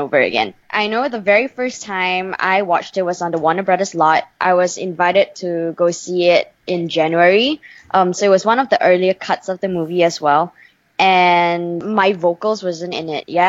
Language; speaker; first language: English; non-native, local second language; Chinese